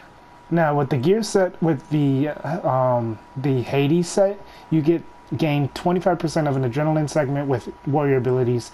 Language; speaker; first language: English; native; English